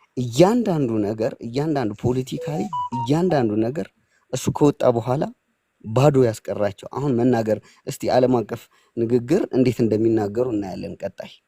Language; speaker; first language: Amharic; non-native, local second language; Tigrinya